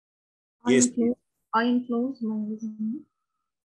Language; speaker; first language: English; non-native, learner; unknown